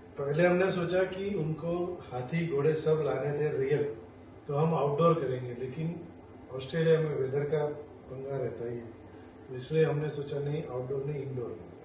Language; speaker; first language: Hindi; non-native, local second language; Marathi